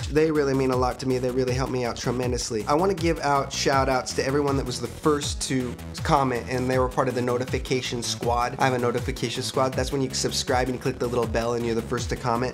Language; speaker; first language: English; native; English